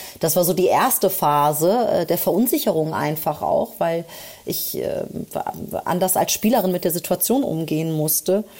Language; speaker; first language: German; early bilingual, other home language; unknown